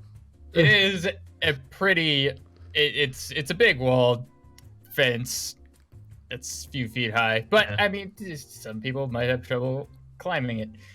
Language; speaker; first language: English; native; English